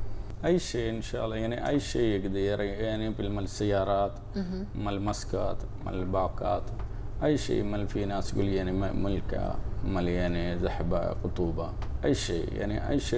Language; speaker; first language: Arabic; non-native, learner; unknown